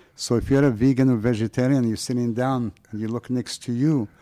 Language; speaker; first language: English; non-native, fluent; French